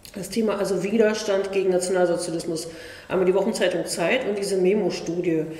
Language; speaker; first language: German; native; German